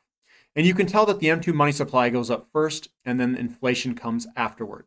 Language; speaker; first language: English; native; English